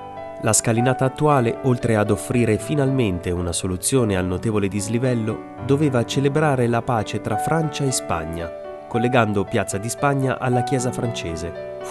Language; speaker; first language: Italian; native; Italian